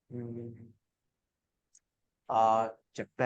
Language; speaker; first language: English; non-native, learner; Vietnamese